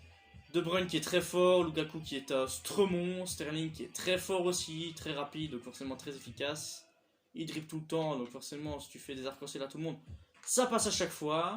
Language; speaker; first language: French; native; French